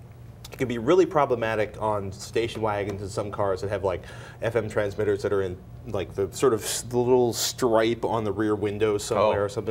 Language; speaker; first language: English; native; English